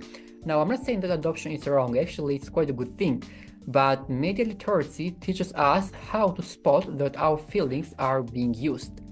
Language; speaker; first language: English; non-native, fluent; Albanian